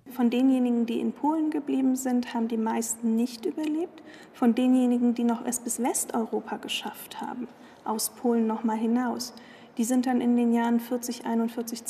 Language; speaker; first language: German; native; German